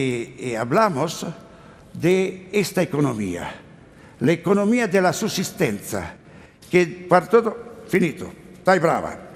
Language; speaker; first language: Spanish; non-native, learner; Italian